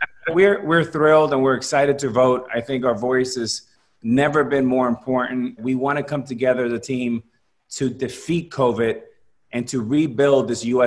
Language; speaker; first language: English; early bilingual, other home language; Spanish